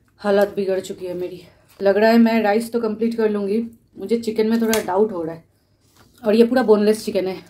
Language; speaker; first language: Hindi; native; Hindi